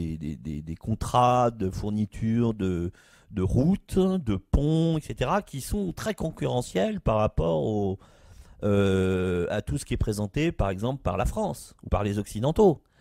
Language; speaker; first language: French; native; French